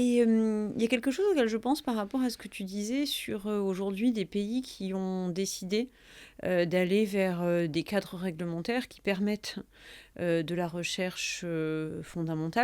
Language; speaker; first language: French; native; French